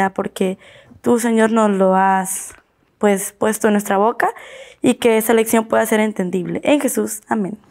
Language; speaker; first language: Spanish; native; Spanish